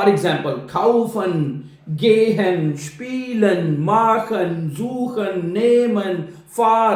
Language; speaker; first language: German; non-native, fluent; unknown